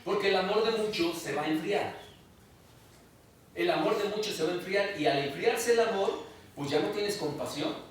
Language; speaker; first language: Spanish; native; Spanish